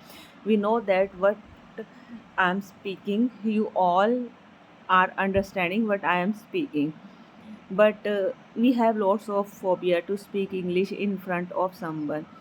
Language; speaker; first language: English; non-native, learner; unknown